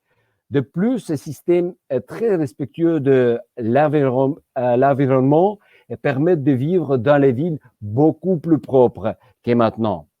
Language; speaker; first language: French; non-native, fluent; Georgian